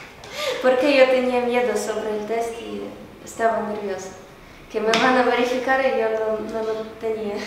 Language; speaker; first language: Spanish; non-native, learner; Ukrainian